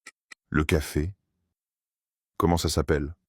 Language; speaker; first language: French; non-native, fluent; Pashto